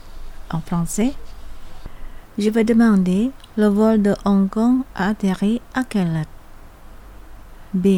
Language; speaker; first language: French; non-native, fluent; Indonesian